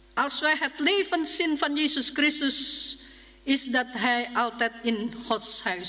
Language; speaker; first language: Dutch; non-native, learner; Indonesian